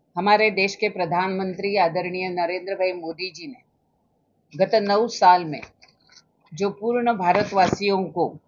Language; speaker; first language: Hindi; non-native, local second language; Marathi